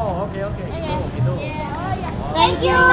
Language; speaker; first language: English; non-native, learner; Indonesian